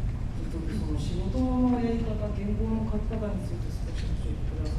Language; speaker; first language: Japanese; native; Japanese